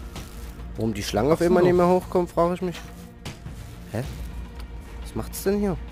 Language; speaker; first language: German; native; German